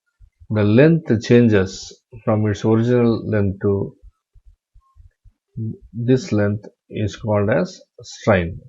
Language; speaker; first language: English; non-native, local second language; Tamil